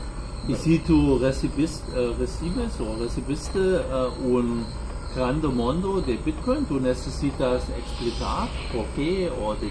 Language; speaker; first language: Spanish; non-native, learner; German